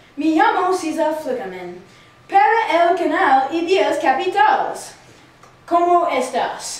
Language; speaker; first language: Spanish; non-native, learner; English